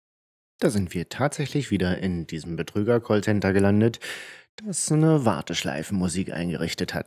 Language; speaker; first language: German; native; German